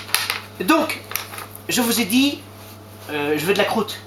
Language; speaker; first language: French; native; French